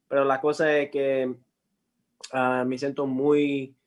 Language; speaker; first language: Spanish; early bilingual, heritage; English